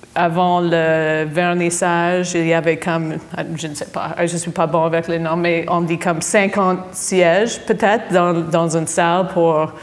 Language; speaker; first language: French; non-native, fluent; English